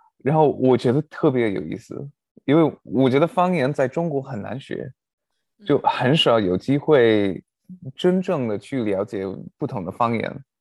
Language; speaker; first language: Chinese; non-native, fluent; English